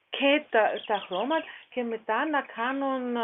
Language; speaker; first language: Greek; non-native, learner; German